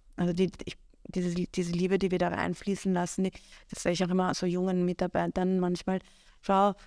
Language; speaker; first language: German; early bilingual, other home language; Persian